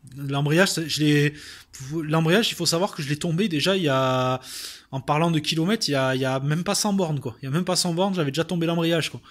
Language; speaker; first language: French; native; French